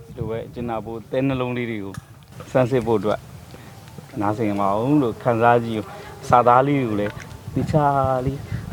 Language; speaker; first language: Burmese; native; Burmese